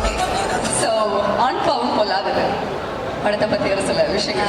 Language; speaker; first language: Tamil; native; Tamil